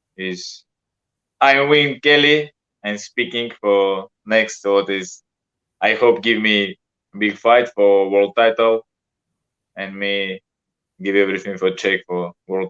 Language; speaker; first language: English; non-native, learner; Russian